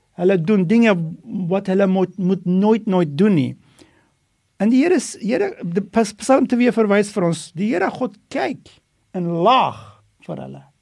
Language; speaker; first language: Afrikaans; non-native, fluent; Dutch